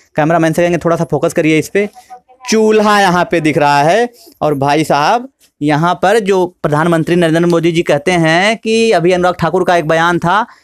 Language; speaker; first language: Hindi; native; Hindi